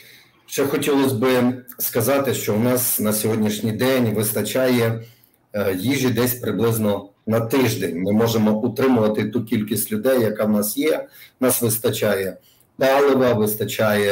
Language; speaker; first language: Ukrainian; native; Ukrainian